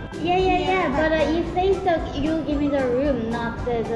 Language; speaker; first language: English; non-native, learner; Korean